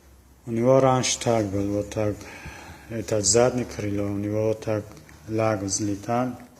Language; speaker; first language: Russian; non-native, local second language; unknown